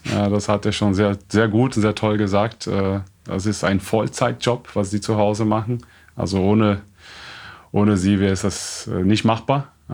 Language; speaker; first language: German; non-native, fluent; Portuguese